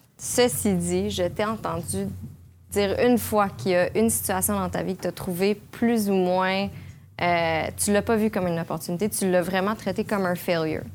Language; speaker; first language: French; native; French